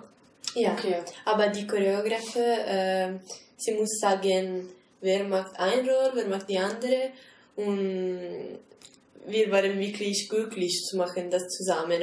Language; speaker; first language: German; non-native, learner; Italian